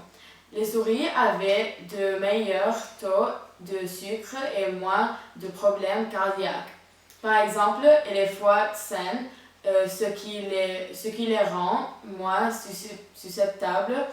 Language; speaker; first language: French; non-native, learner; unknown